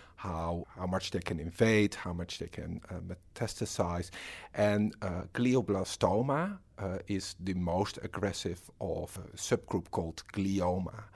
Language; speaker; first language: English; non-native, fluent; Dutch